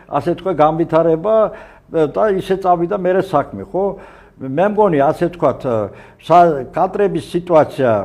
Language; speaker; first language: Georgian; non-native, local second language; Azerbaijani